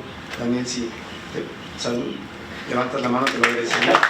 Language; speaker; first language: Spanish; native; Spanish